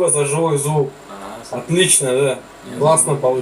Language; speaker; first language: Russian; native; Russian